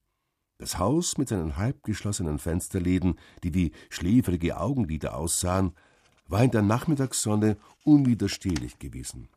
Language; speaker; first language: German; native; German